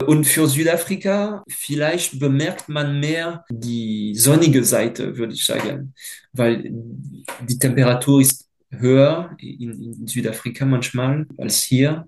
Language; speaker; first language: German; non-native, fluent; French